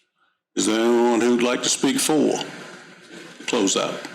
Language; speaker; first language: English; native; English